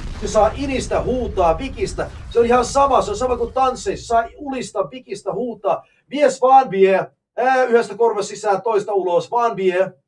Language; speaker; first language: Finnish; early bilingual, heritage; Finnish